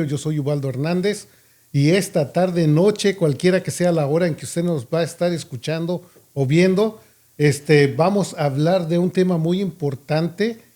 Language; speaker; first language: Spanish; native; Spanish